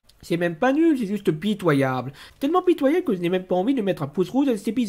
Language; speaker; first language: French; native; French